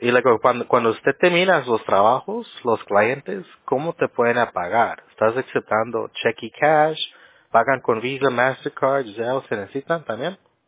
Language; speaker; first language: Spanish; early bilingual, heritage; Spanish